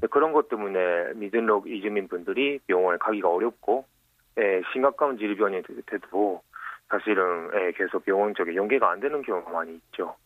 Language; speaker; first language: Korean; non-native, fluent; Japanese